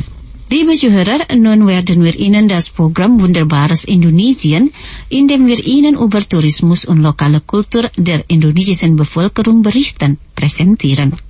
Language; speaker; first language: German; non-native, fluent; Indonesian